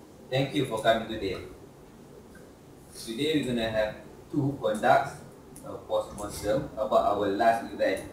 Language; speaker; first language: English; non-native, learner; Malay